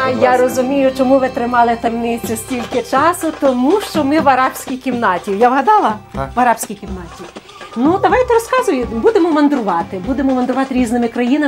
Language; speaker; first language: Ukrainian; native; Ukrainian